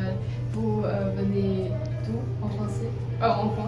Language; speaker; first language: French; non-native, learner; Chinese